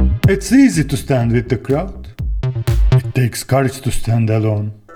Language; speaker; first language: English; non-native, fluent; Turkish